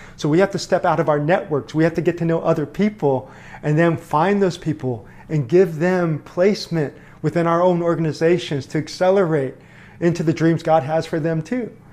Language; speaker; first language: English; early bilingual, other home language; Korean